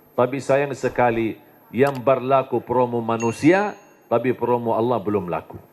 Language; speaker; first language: Indonesian; non-native, fluent; Arabic